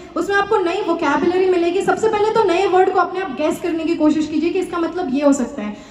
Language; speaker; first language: Hindi; native; Hindi